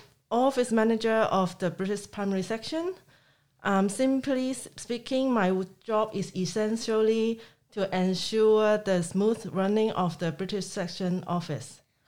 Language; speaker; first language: English; non-native, local second language; Cantonese